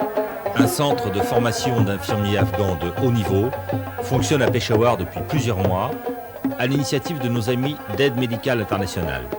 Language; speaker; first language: French; native; French